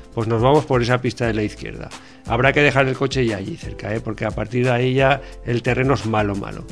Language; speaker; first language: Spanish; native; Spanish